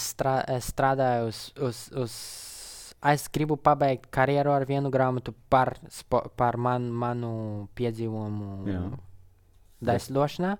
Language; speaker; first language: Latvian; non-native, local second language; Russian